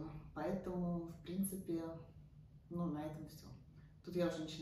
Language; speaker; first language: Russian; native; Russian